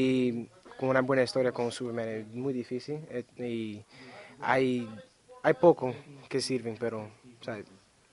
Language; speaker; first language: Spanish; early bilingual, heritage; Spanish